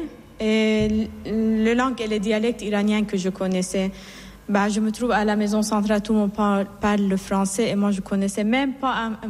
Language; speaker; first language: French; non-native, fluent; Assyrian Neo-Aramaic